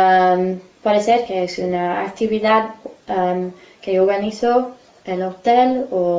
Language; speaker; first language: Spanish; non-native, fluent; English